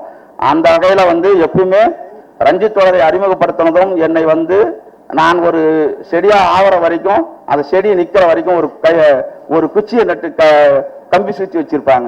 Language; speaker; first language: Tamil; native; Tamil